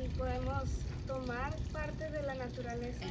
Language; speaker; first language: Spanish; early bilingual, heritage; Spanish